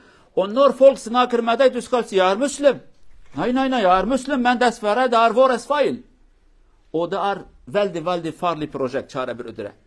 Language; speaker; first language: Norwegian; non-native, learner; Kurdish